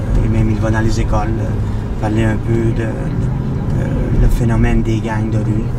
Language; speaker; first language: French; native; French